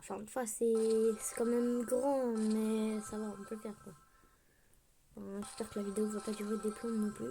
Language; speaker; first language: French; native; French